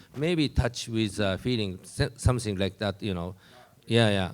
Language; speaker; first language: English; non-native, learner; Japanese